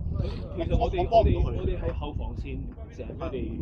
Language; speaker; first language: Chinese; native; Chinese